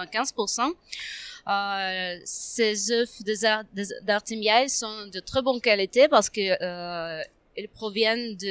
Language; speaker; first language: French; non-native, fluent; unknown